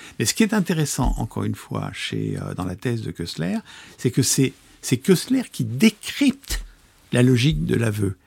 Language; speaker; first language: French; native; French